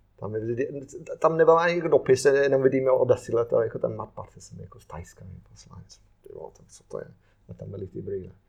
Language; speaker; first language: Czech; non-native, fluent; English